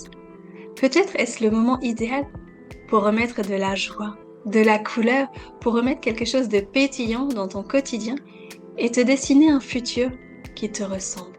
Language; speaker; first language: French; native; French